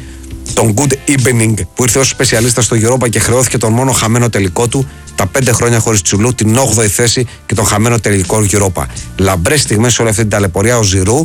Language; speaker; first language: Greek; native; Greek